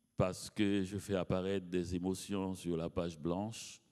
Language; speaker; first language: French; native; French